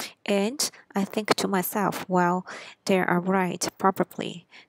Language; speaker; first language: English; non-native, local second language; Cantonese